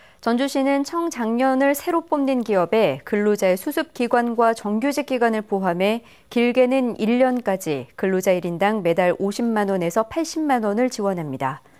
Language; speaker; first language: Korean; native; Korean